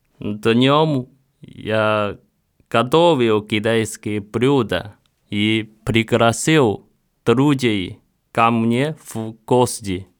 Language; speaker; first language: Russian; non-native, learner; Chinese